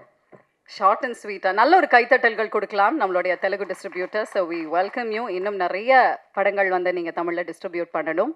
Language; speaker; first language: Tamil; native; Tamil